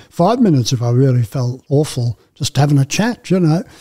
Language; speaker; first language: English; native; English